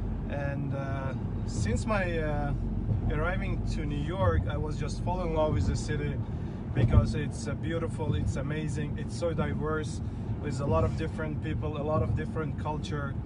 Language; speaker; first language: English; non-native, fluent; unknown